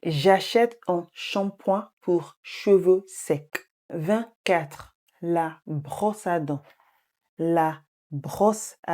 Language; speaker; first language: French; non-native, fluent; English